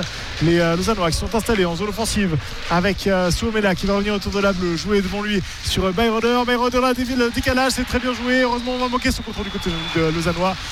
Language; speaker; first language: French; native; French